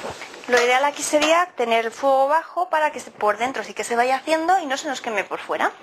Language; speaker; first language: Spanish; native; Spanish